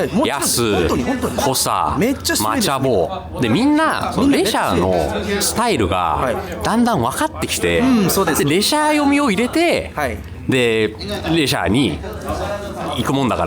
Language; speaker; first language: Japanese; native; Japanese